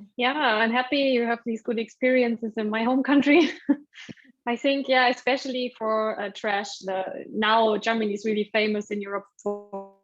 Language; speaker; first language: English; non-native, fluent; German